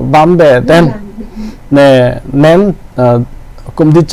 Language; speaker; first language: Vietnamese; non-native, learner; Korean